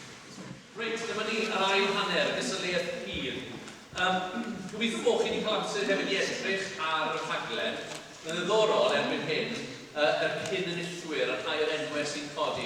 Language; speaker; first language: Welsh; native; Welsh